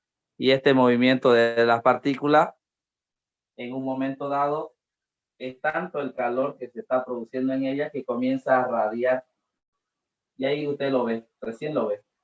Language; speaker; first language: Spanish; native; Spanish